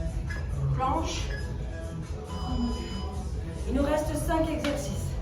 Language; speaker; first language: French; native; French